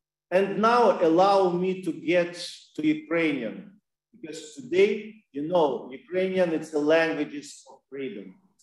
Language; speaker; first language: English; non-native, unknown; Ukrainian